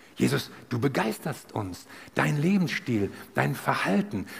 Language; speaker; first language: German; native; German